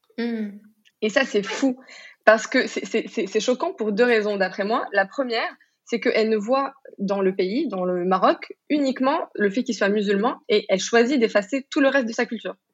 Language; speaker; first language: French; non-native, local second language; Arabic